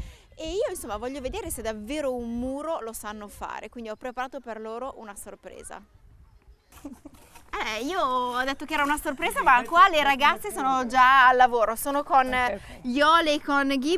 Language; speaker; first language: Italian; native; Italian